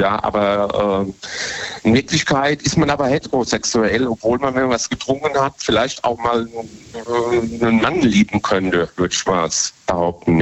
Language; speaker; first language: German; native; German